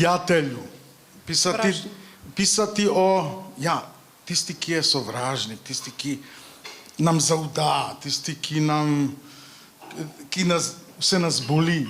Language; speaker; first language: Slovenian; non-native, fluent; Macedonian